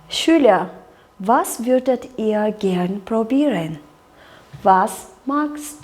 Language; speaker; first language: German; non-native, fluent; Kyrgyz